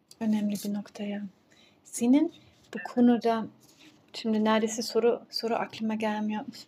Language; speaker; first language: Turkish; early bilingual, heritage; Turkish